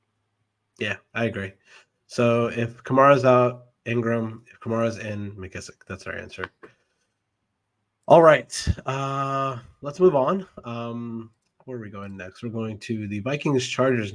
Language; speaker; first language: English; native; English